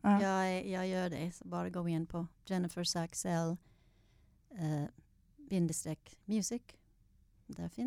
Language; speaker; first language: Swedish; non-native, fluent; English